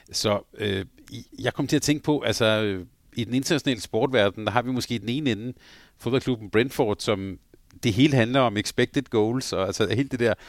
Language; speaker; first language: Danish; native; Danish